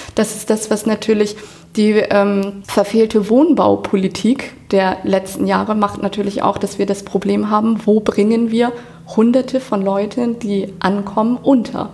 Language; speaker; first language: German; native; German